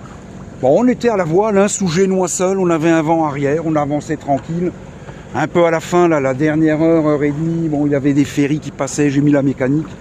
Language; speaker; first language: French; native; French